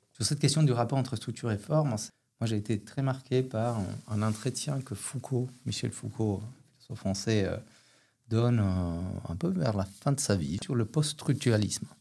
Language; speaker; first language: French; non-native, fluent; Spanish